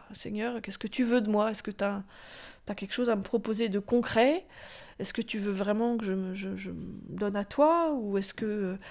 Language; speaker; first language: French; native; French